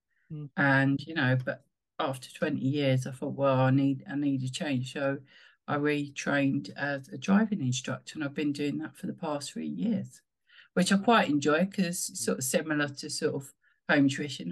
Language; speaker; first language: English; native; English